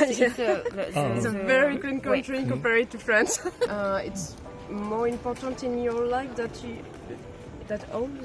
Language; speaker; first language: English; non-native, learner; French